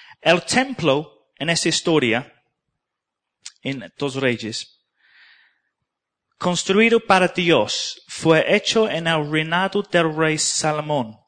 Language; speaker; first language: Spanish; non-native, learner; English